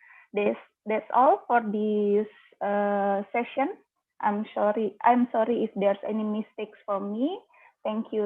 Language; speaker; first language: English; non-native, learner; Indonesian